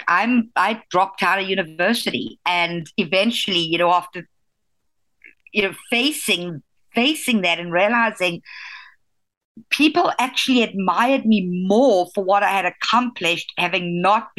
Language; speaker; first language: English; native; English